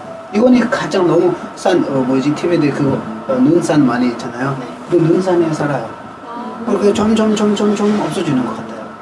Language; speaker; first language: Korean; non-native, learner; Tibetan